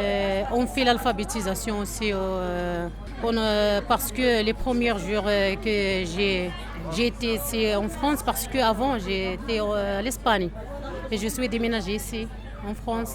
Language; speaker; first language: French; non-native, learner; Arabic